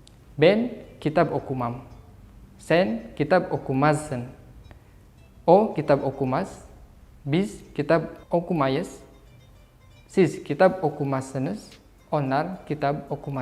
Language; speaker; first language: Turkish; non-native, learner; Indonesian